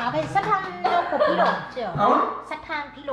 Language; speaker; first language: Korean; non-native, learner; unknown